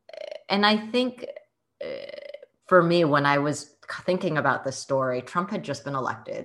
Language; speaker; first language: English; early bilingual, other home language; Chinese